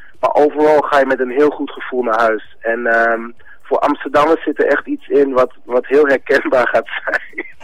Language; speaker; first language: Dutch; early bilingual, other home language; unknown